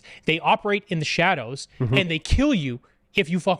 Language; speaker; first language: English; native; English